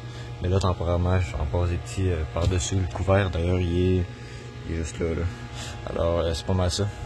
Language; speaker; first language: French; native; French